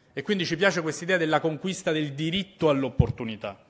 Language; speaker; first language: Italian; native; Italian